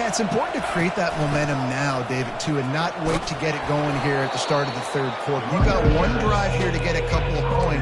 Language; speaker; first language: English; native; English